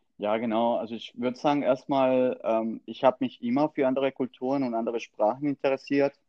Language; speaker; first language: German; non-native, fluent; Spanish